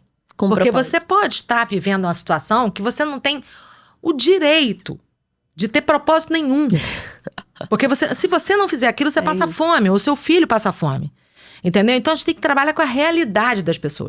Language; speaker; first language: Portuguese; native; Portuguese